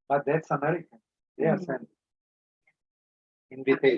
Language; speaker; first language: English; non-native, learner; Serbian